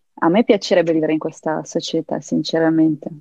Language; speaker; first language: Italian; non-native, fluent; Ukrainian